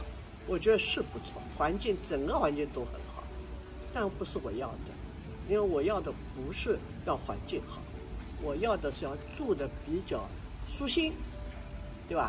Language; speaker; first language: Chinese; non-native, local second language; Wu Chinese